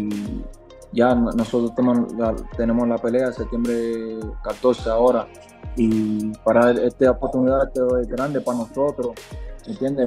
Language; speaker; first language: Spanish; early bilingual, heritage; Spanish